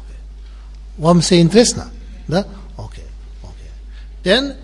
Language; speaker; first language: Russian; non-native, learner; Tibetan